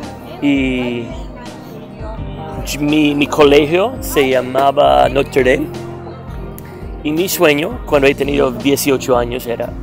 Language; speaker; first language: Spanish; non-native, fluent; English